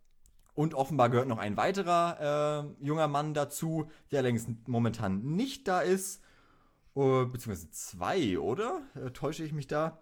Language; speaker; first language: German; native; German